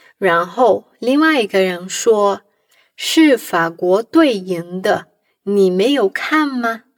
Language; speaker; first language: Chinese; non-native, fluent; Portuguese